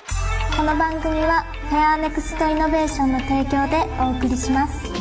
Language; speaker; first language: Japanese; native; Japanese